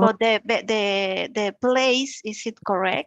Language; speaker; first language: English; non-native, learner; Spanish